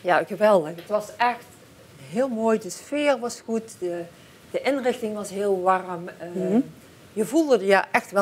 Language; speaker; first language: Dutch; native; Dutch